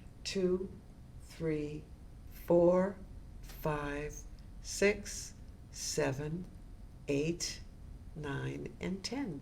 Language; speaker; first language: English; native; English